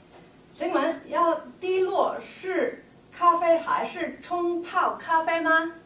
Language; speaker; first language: Chinese; non-native, learner; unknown